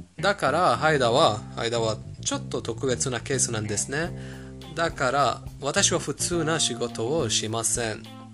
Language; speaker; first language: Japanese; non-native, fluent; Persian